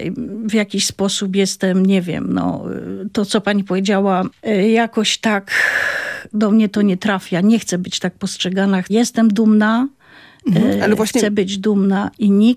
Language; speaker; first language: Polish; non-native, local second language; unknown